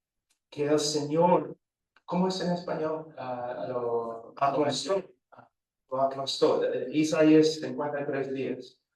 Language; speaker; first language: Spanish; non-native, fluent; English